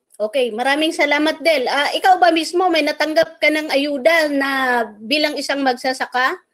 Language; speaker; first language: Filipino; native; Filipino